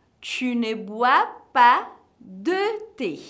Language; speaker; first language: French; non-native, fluent; Portuguese